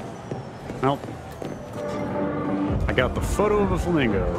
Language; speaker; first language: English; native; English